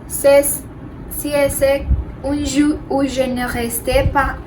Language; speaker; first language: French; non-native, learner; Spanish